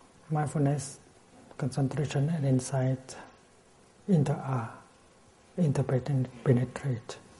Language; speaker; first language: English; non-native, fluent; Vietnamese